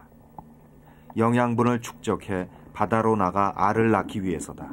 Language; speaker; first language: Korean; native; Korean